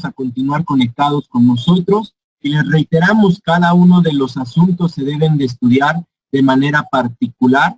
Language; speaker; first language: Spanish; native; Spanish